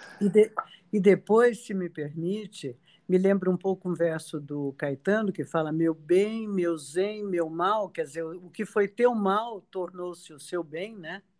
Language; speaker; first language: Portuguese; native; Portuguese